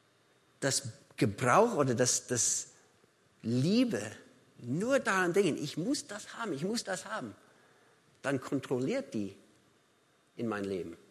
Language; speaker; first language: German; non-native, fluent; English